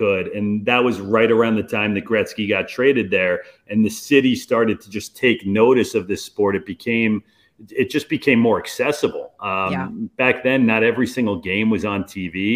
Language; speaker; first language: English; native; English